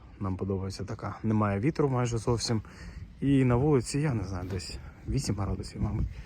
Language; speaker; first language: Ukrainian; non-native, local second language; Russian